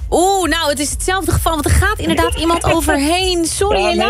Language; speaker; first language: Dutch; native; Dutch